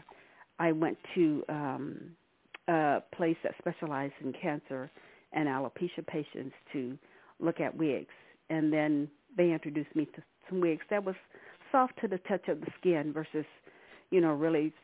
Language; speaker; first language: English; native; English